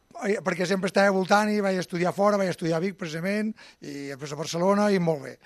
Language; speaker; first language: Catalan; native; Catalan